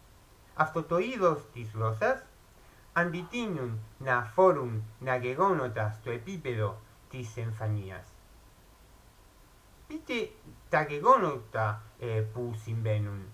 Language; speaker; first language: Greek; non-native, learner; Spanish